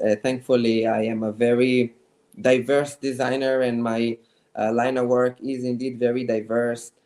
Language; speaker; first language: English; non-native, fluent; Hebrew